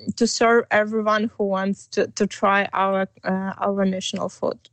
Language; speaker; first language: English; non-native, learner; Ukrainian